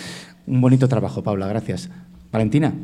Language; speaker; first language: Spanish; native; Spanish